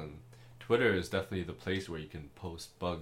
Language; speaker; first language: English; non-native, local second language; German